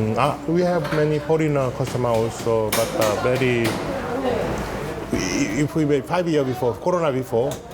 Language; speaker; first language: English; non-native, learner; Korean